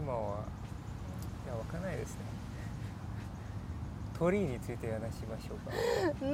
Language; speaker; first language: Japanese; non-native, learner; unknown